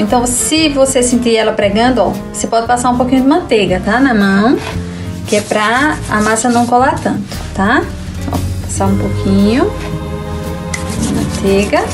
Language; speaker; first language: Portuguese; native; Portuguese